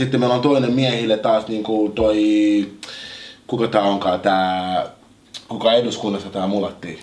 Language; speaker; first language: Finnish; early bilingual, other home language; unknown